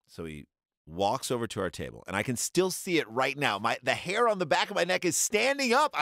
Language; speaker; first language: English; native; English